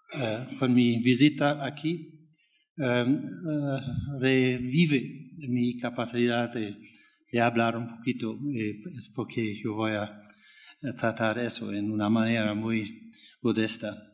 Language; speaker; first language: Spanish; non-native, fluent; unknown